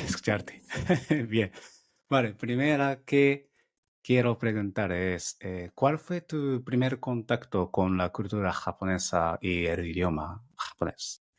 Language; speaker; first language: Spanish; non-native, fluent; Japanese